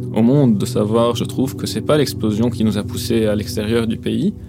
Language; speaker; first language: French; non-native, local second language; Arabic